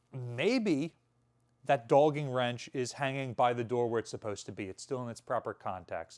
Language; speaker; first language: English; native; English